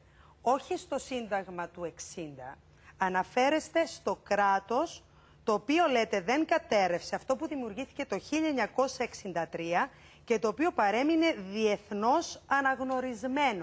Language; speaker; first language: Greek; native; Greek